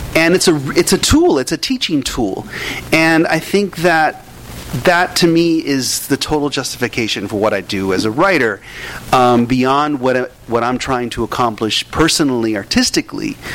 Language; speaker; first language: English; early bilingual, other home language; Spanish